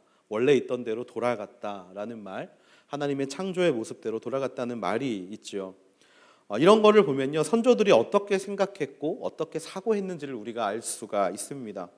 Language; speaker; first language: Korean; native; Korean